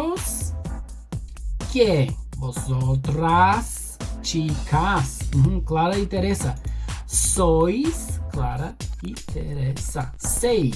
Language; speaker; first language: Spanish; non-native, fluent; Bulgarian